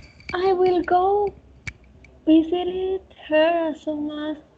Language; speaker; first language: English; non-native, learner; Spanish